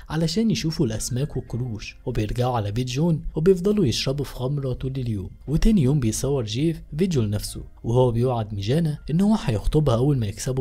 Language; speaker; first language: Arabic; native; Arabic